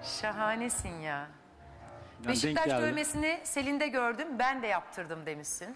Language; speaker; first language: Turkish; native; Turkish